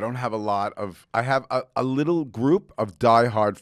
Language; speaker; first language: English; native; English